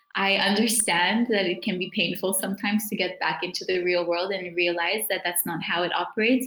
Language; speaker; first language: English; native; English